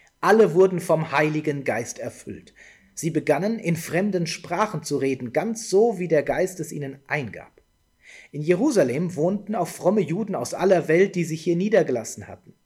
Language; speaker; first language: German; native; German